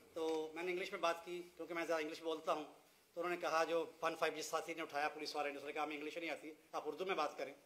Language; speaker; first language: Urdu; non-native, local second language; Punjabi